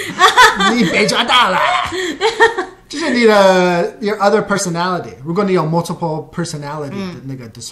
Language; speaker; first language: Chinese; non-native, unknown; English